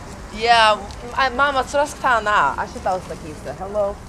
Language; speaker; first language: Lithuanian; early bilingual, heritage; English